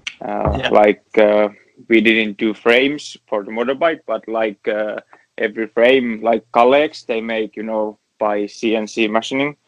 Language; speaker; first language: English; non-native, learner; Finnish